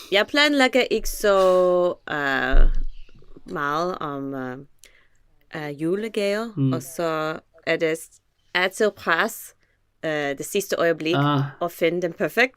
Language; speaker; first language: Danish; non-native, learner; English